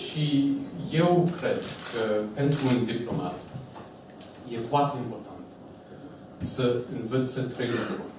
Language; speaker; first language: Romanian; non-native, fluent; English